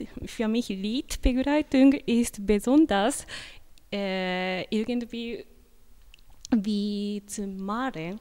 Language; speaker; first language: German; non-native, learner; Japanese